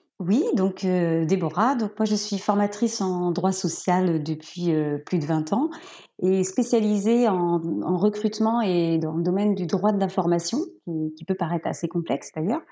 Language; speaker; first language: French; native; French